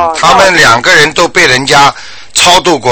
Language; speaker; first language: Chinese; native; Chinese